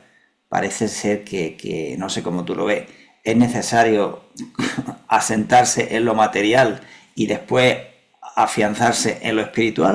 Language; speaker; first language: Spanish; native; Spanish